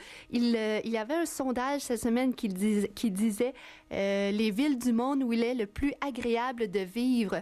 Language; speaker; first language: French; native; French